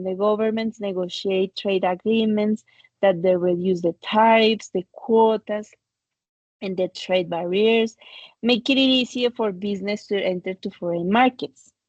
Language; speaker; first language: English; non-native, fluent; Spanish